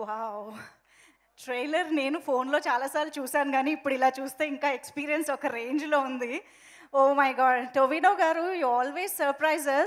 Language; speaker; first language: Telugu; native; Telugu